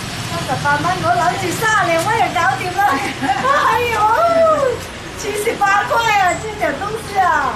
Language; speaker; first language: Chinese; non-native, local second language; Cantonese